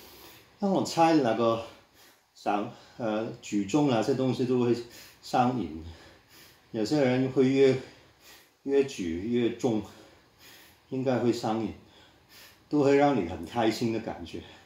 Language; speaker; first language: Chinese; non-native, local second language; Cantonese